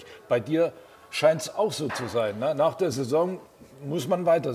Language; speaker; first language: German; native; German